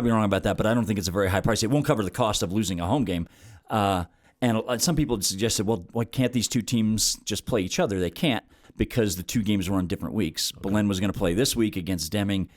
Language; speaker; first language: English; native; English